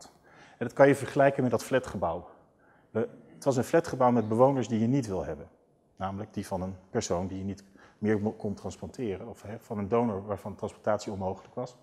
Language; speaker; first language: Dutch; native; Dutch